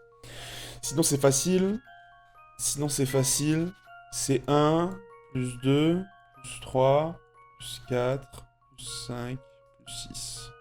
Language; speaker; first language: French; native; French